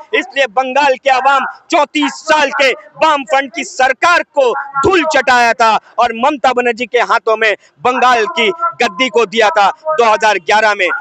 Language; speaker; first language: Hindi; native; Hindi